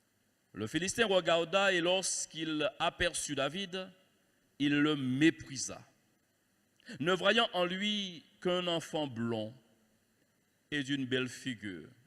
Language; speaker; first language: French; native; French